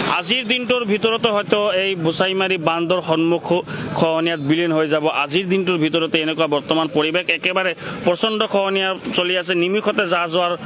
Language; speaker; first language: Assamese; non-native, local second language; Bangla